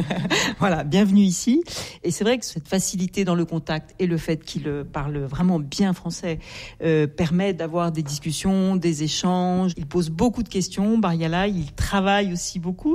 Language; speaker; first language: French; native; French